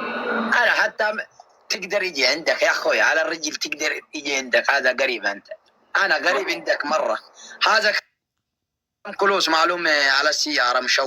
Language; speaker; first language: Arabic; non-native, learner; Oromo